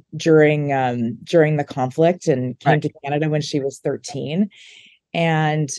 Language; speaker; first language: English; native; English